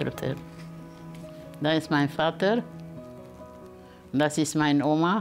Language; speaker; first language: German; early bilingual, heritage; German